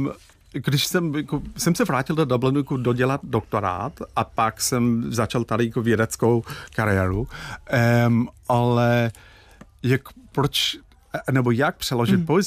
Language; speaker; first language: Czech; non-native, fluent; English